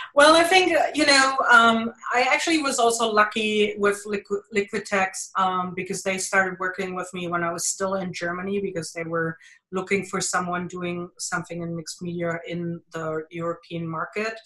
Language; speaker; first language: English; non-native, fluent; German